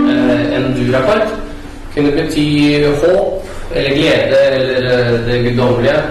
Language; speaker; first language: Norwegian; early bilingual, other home language; Russian